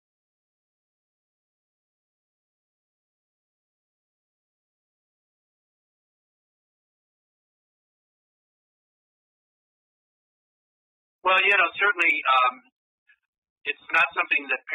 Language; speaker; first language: English; native; English